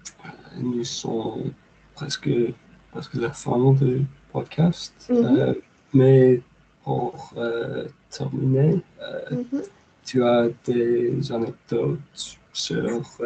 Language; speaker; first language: French; non-native, learner; English